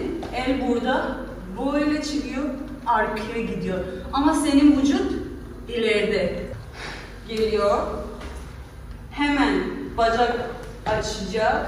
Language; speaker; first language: Turkish; non-native, fluent; Persian